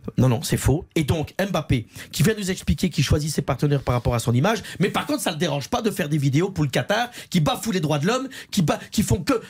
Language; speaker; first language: French; native; French